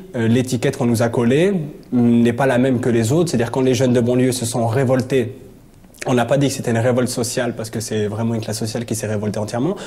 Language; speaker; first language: French; native; French